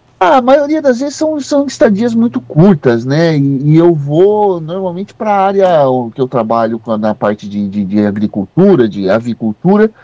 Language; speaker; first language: Portuguese; native; Portuguese